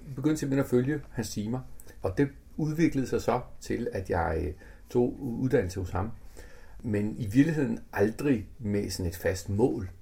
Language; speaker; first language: Danish; early bilingual, other home language; Italian